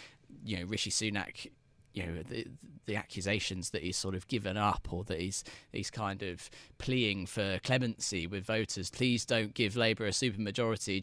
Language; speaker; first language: English; native; English